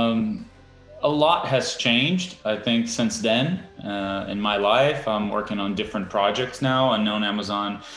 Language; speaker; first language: English; non-native, fluent; Portuguese